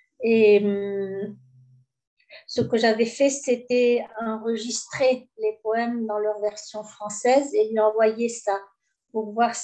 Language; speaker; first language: French; early bilingual, heritage; French